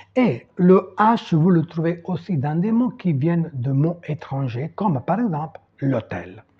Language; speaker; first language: French; non-native, fluent; Italian